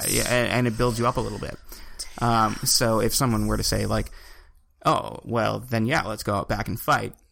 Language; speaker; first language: English; native; English